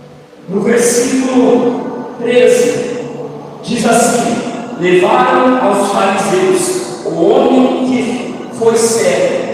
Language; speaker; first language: Portuguese; native; Portuguese